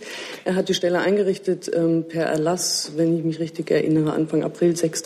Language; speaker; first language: German; native; German